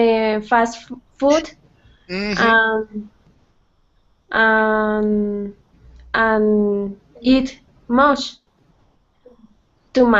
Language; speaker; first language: English; non-native, learner; Spanish